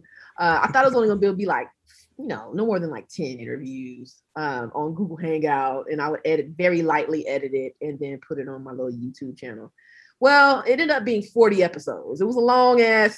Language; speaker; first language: English; native; English